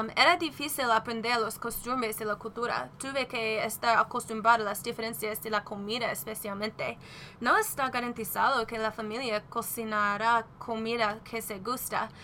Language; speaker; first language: Spanish; non-native, learner; English